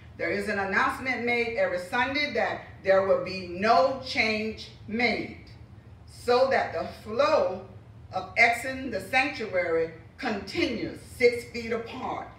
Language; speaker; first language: English; native; English